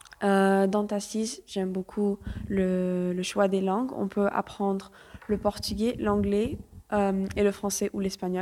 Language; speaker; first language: French; early bilingual, heritage; French